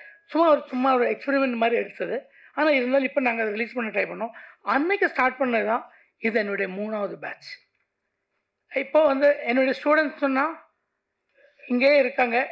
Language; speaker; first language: Tamil; non-native, local second language; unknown